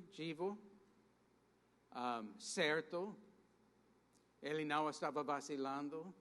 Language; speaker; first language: Portuguese; non-native, fluent; English